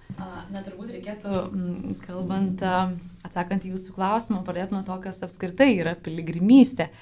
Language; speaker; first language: Lithuanian; native; Lithuanian